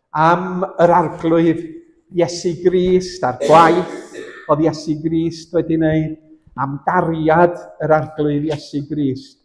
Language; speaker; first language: Welsh; native; Welsh